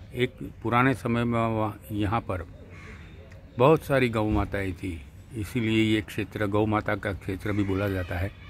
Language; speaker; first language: Hindi; non-native, local second language; Gujarati